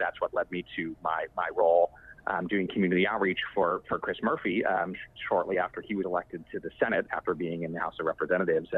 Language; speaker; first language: English; native; English